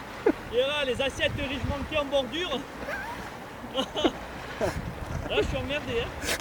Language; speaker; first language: French; native; French